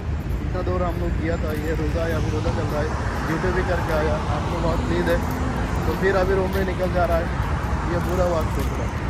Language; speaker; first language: Hindi; non-native, learner; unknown